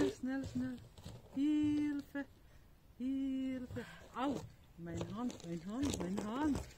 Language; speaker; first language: German; non-native, learner; Filipino